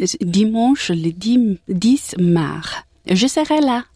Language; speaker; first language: French; non-native, learner; English